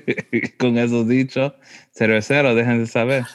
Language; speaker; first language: Spanish; early bilingual, heritage; Spanish